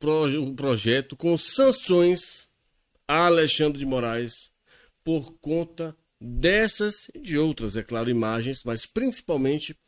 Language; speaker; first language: Portuguese; native; Portuguese